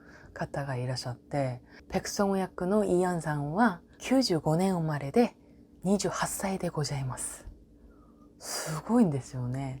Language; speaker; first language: Japanese; non-native, fluent; Korean